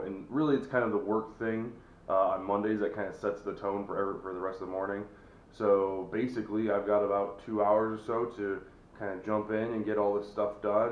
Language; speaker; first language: English; native; English